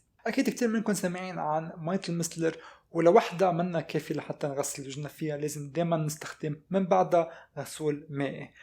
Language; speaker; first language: Arabic; native; Arabic